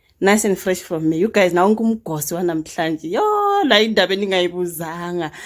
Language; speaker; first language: Zulu; native; Zulu